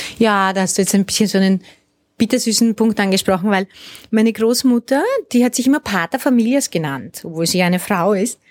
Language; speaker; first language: German; early bilingual, other home language; Hungarian